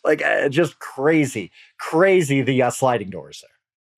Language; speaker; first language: English; native; English